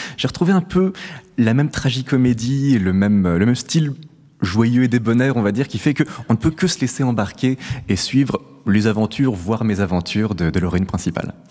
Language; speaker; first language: French; native; French